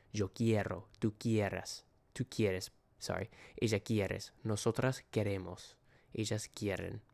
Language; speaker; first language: Spanish; non-native, learner; English